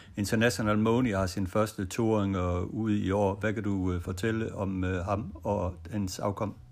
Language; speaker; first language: Danish; native; Danish